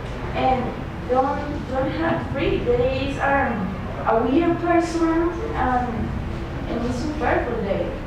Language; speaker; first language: English; non-native, learner; Spanish